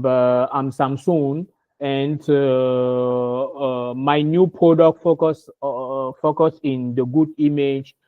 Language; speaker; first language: English; non-native, learner; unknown